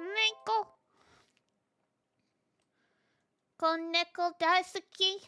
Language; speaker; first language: Japanese; non-native, learner; English